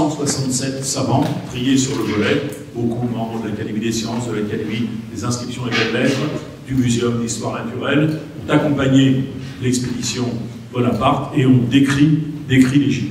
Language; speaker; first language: French; native; French